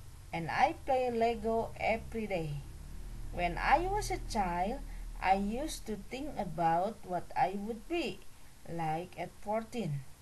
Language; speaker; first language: English; non-native, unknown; Indonesian